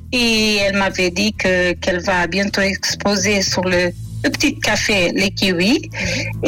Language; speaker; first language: French; non-native, fluent; Portuguese